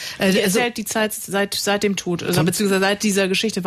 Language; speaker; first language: German; native; German